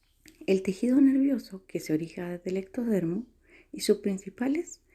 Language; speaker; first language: Spanish; native; Spanish